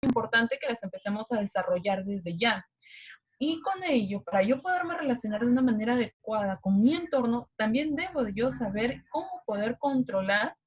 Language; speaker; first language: Spanish; native; Spanish